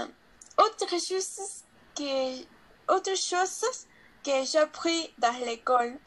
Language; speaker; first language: French; non-native, learner; Spanish